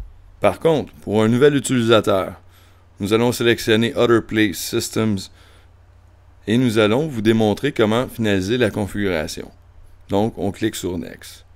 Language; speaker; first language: French; native; French